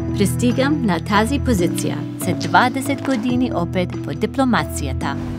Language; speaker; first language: Bulgarian; non-native, learner; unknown